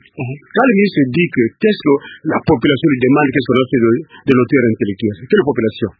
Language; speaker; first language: French; non-native, local second language; Kongo